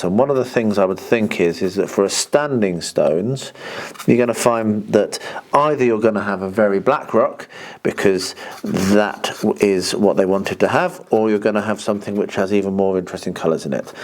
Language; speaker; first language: English; native; English